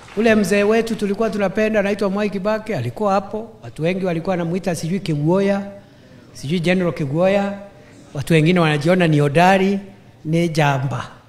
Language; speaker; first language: Swahili; non-native, local second language; Meru